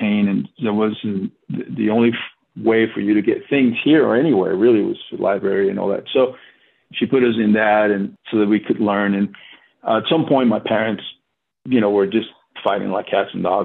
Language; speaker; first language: English; non-native, fluent; Spanish